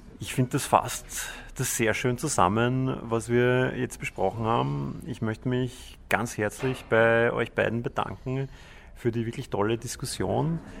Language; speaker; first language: German; native; German